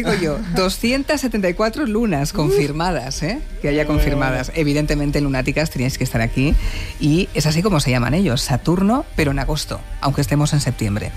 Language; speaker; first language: Spanish; native; Spanish